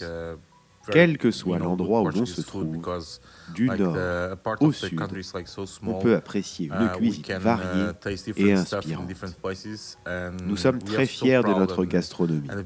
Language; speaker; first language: French; non-native, fluent; Portuguese